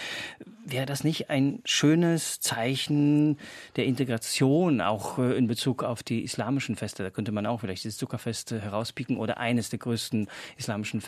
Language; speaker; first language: German; native; German